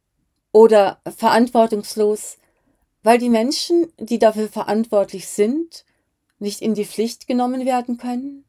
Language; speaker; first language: German; native; German